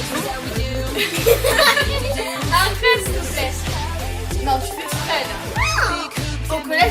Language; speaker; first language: French; native; French